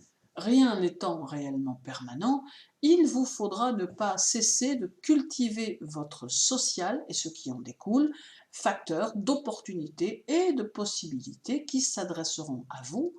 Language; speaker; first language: French; native; French